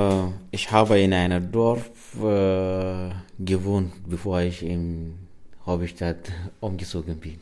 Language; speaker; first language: German; non-native, learner; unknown